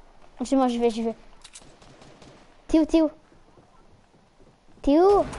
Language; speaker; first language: French; native; French